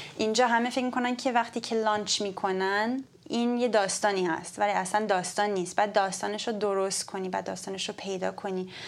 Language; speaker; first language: Persian; early bilingual, heritage; Persian